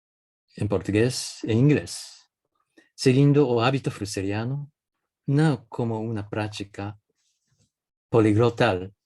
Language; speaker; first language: Portuguese; non-native, fluent; Japanese